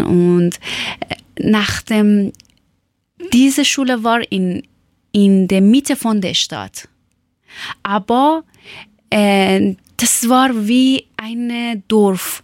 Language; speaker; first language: German; non-native, learner; Persian